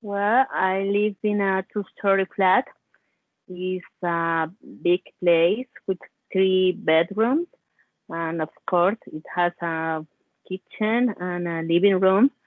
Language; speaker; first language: English; non-native, learner; Spanish